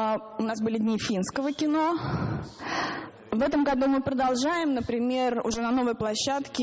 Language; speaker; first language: Russian; native; Russian